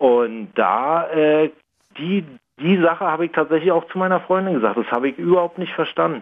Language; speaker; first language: German; native; German